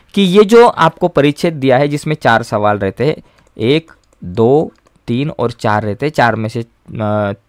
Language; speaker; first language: Hindi; non-native, local second language; Marathi